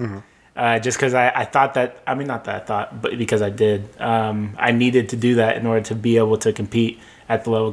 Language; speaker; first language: English; native; English